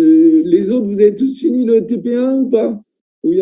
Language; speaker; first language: French; native; French